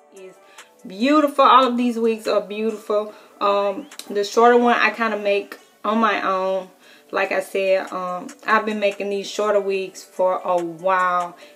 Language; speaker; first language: English; native; English